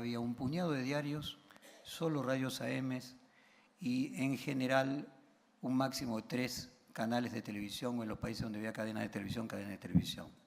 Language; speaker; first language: Spanish; native; Spanish